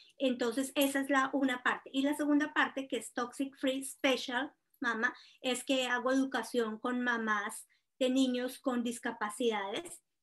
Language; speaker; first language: Spanish; native; Spanish